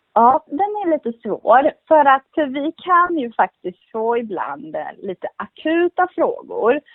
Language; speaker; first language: Swedish; early bilingual, other home language; Kurdish